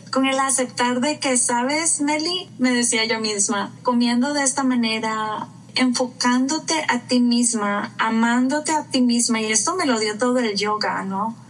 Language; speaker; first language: Spanish; native; Spanish